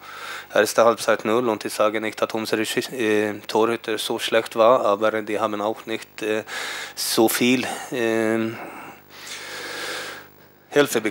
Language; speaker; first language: German; non-native, learner; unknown